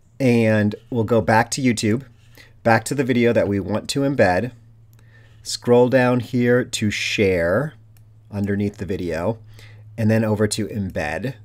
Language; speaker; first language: English; native; English